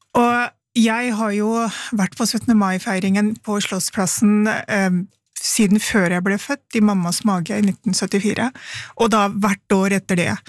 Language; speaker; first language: Norwegian; early bilingual, other home language; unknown